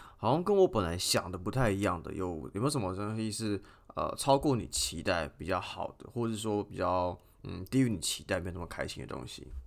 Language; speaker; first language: Chinese; native; Chinese